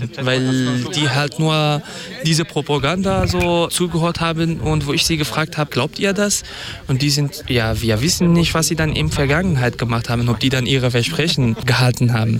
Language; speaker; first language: German; non-native, fluent; Kurdish